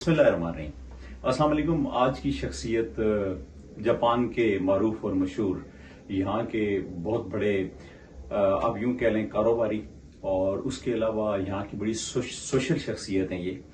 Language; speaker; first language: Hindi; native; Hindi